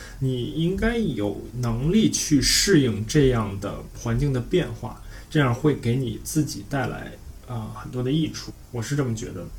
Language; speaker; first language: Chinese; native; Chinese